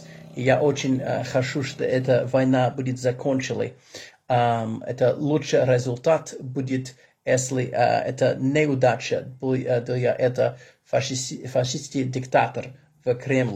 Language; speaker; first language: Russian; non-native, learner; English